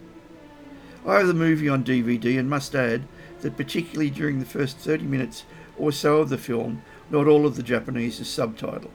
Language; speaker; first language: English; native; English